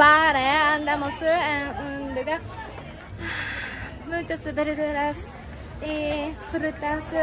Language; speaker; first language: Spanish; non-native, learner; Japanese